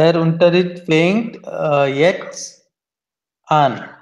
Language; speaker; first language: German; non-native, learner; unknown